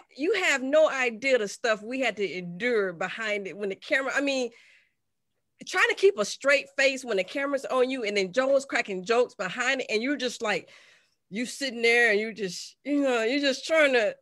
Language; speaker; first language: English; native; English